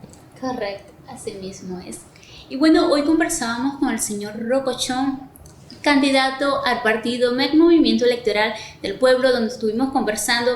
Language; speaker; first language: Spanish; native; Spanish